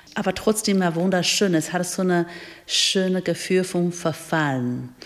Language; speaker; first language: German; non-native, fluent; Chinese